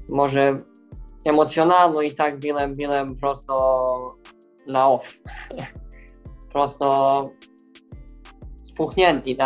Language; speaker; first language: Polish; non-native, learner; Serbian